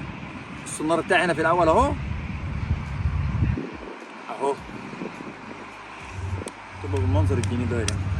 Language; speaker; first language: Arabic; native; Arabic